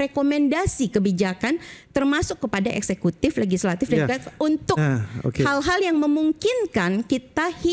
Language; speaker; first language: Indonesian; native; Indonesian